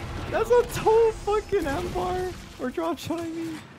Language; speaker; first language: Spanish; early bilingual, other home language; English